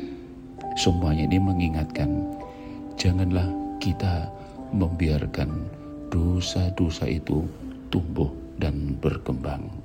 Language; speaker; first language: Indonesian; native; Indonesian